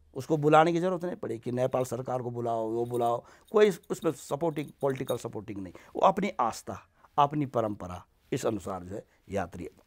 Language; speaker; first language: Hindi; native; Hindi